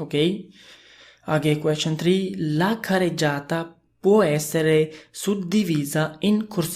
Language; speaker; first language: Italian; non-native, fluent; Urdu